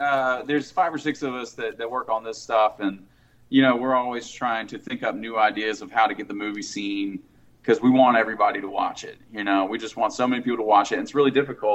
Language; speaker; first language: English; native; English